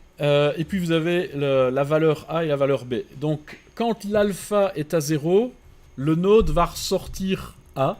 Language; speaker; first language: French; native; French